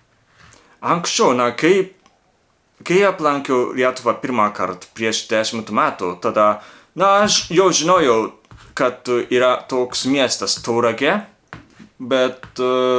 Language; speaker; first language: Lithuanian; non-native, learner; Japanese